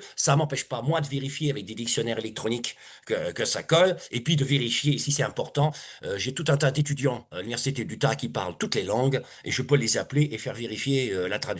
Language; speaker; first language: French; native; French